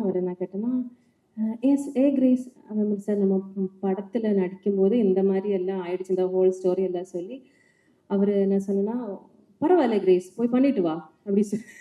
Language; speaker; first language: Tamil; non-native, learner; Malayalam